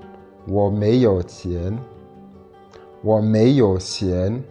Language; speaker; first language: Chinese; non-native, fluent; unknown